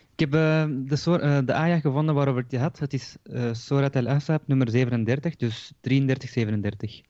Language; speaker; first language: Dutch; early bilingual, other home language; Turkish